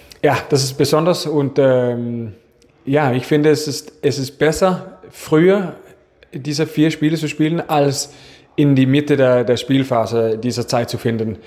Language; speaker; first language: German; non-native, fluent; Danish